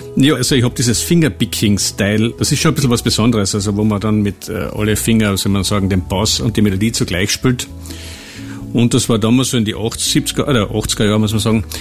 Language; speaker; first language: German; native; German